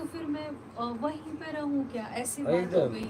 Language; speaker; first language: Hindi; native; Hindi